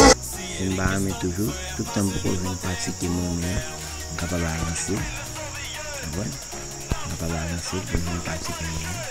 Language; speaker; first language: French; non-native, learner; Haitian Creole